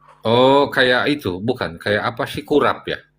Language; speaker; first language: Indonesian; native; Indonesian